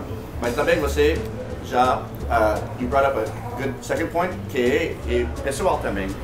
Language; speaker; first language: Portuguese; non-native, learner; English